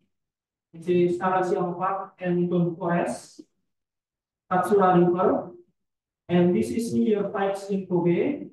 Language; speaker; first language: English; non-native, fluent; Indonesian